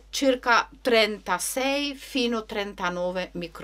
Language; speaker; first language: Italian; non-native, learner; Czech